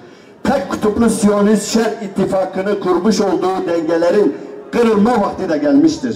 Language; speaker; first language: Turkish; native; Turkish